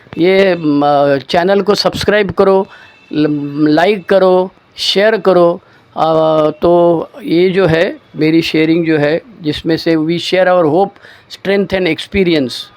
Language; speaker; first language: Hindi; non-native, local second language; Marathi